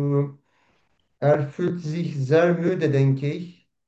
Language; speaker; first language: German; non-native, learner; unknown